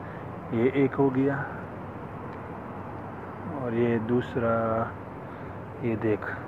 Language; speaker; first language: Hindi; non-native, local second language; Pashto